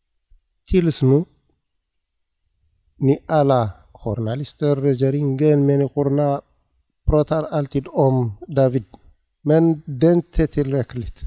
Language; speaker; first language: Swedish; non-native, learner; Tigrinya